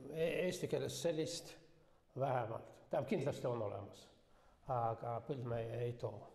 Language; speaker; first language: Estonian; non-native, local second language; Russian